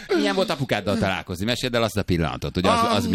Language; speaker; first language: Hungarian; native; Hungarian